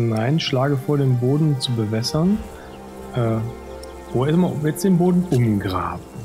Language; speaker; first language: German; native; German